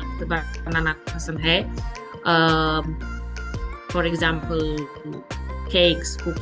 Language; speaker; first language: Hindi; non-native, learner; French